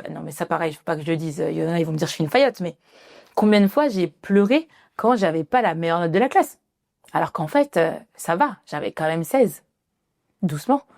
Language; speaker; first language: French; early bilingual, other home language; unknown